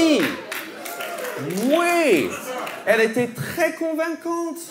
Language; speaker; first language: French; non-native, fluent; English